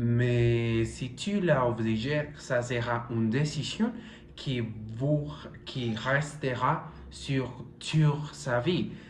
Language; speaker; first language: French; non-native, learner; Spanish